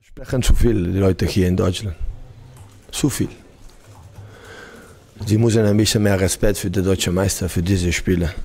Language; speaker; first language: German; non-native, learner; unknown